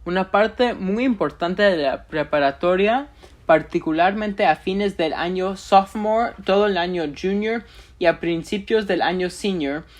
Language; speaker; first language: Spanish; early bilingual, other home language; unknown